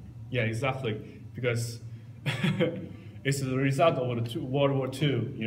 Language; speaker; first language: English; non-native, learner; Japanese